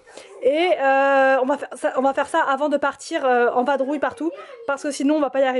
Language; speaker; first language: French; native; French